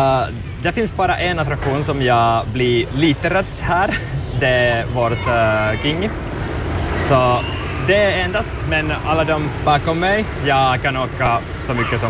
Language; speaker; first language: Swedish; non-native, learner; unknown